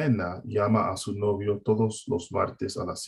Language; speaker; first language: Spanish; non-native, fluent; English